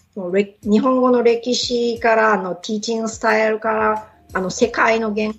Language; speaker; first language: Japanese; native; Japanese